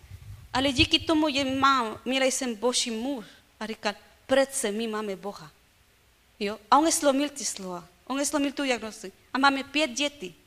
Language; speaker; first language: Czech; non-native, learner; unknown